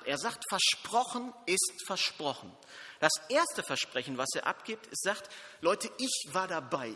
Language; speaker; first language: German; native; German